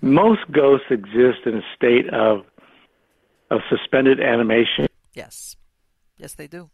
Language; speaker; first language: English; native; English